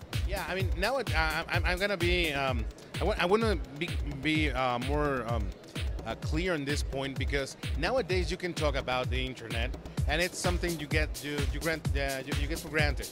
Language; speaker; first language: English; non-native, fluent; Spanish